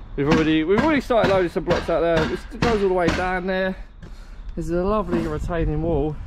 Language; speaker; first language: English; native; English